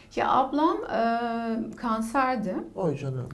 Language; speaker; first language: Turkish; native; Turkish